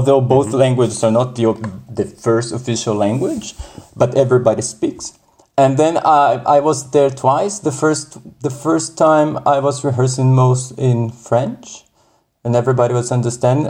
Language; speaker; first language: English; non-native, fluent; Portuguese